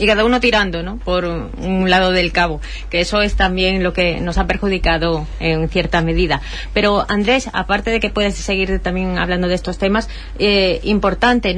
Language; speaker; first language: Spanish; native; Spanish